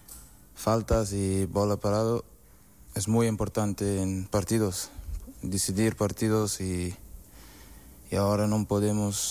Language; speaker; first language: Spanish; non-native, learner; Portuguese